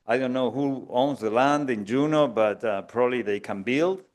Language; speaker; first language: English; non-native, fluent; Spanish